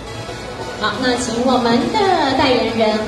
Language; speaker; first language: Chinese; native; Chinese